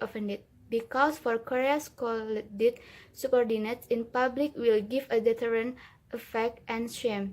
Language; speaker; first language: English; non-native, learner; Indonesian